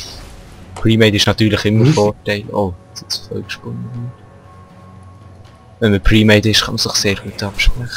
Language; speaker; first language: German; native; German